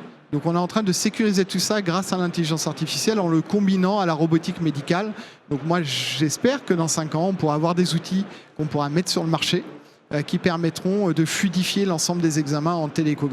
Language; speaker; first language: French; native; French